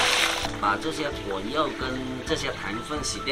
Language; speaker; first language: Chinese; native; Chinese